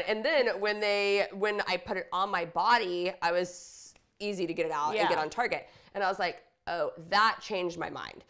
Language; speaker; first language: English; native; English